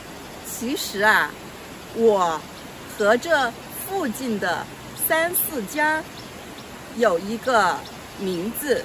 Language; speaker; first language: Chinese; non-native, local second language; Yao